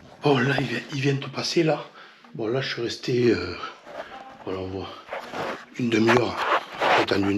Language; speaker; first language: French; native; French